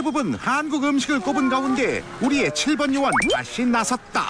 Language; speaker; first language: Korean; native; Korean